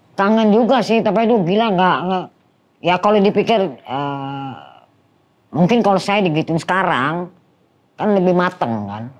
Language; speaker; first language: Indonesian; non-native, fluent; Dutch